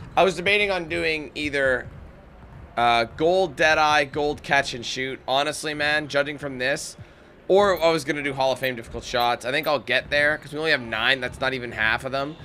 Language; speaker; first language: English; native; English